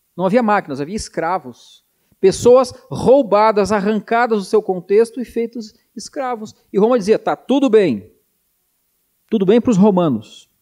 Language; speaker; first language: Portuguese; native; Portuguese